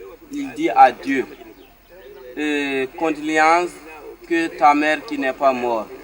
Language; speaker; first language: French; non-native, learner; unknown